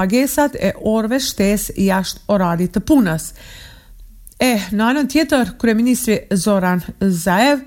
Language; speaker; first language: Albanian; native; Albanian